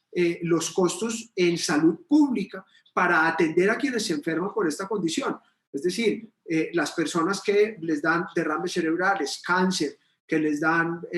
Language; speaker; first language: Spanish; native; Spanish